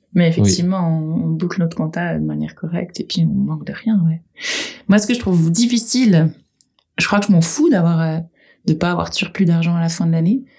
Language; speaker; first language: French; native; French